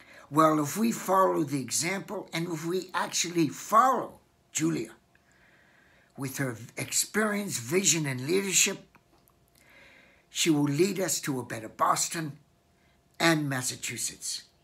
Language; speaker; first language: English; native; English